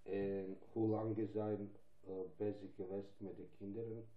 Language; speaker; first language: Dutch; non-native, local second language; Albanian